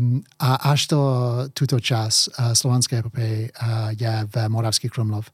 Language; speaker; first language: Czech; early bilingual, heritage; English